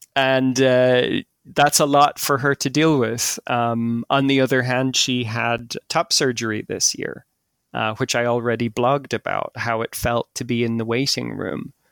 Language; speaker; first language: English; native; English